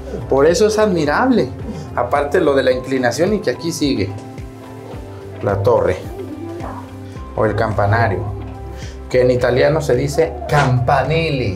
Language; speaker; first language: Spanish; native; Spanish